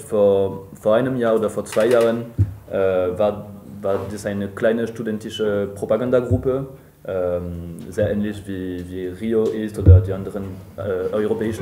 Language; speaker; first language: German; non-native, fluent; French